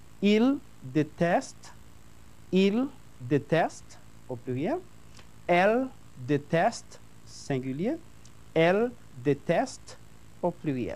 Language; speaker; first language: French; non-native, fluent; Spanish